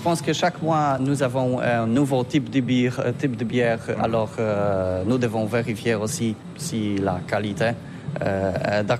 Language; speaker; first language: French; non-native, learner; Polish